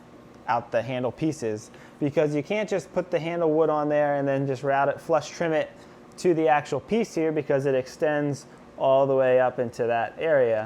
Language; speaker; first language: English; native; English